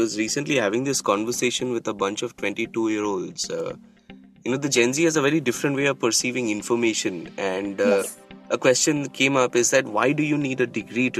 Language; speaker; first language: English; non-native, local second language; Bangla